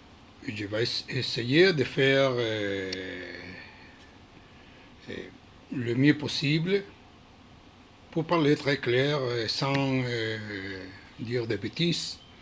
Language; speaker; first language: French; non-native, learner; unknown